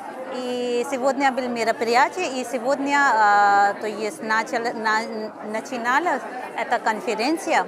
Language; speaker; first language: Russian; non-native, fluent; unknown